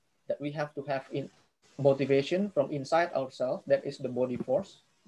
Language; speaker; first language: English; non-native, fluent; Indonesian